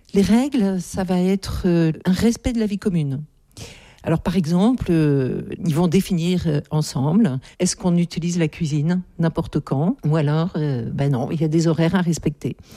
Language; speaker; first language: French; native; French